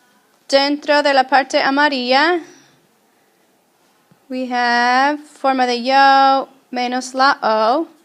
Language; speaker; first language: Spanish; non-native, fluent; English